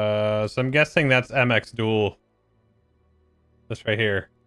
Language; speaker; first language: English; native; English